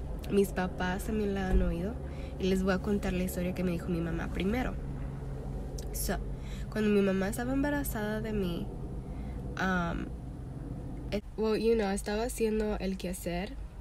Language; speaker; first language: Spanish; early bilingual, heritage; Spanish